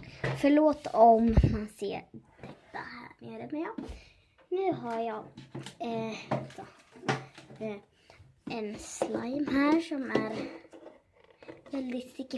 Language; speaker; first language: Swedish; early bilingual, other home language; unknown